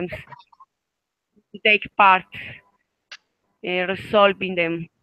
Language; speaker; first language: English; non-native, fluent; Spanish